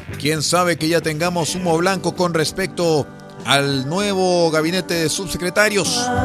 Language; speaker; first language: Spanish; native; Spanish